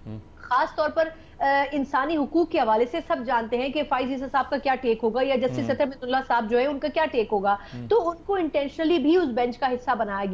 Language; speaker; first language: Urdu; native; Urdu